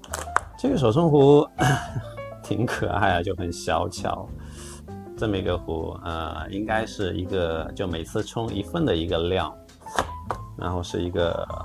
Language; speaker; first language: Chinese; native; Chinese